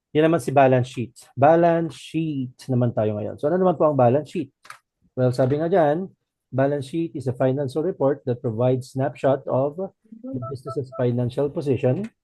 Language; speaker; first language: Filipino; non-native, local second language; Iloko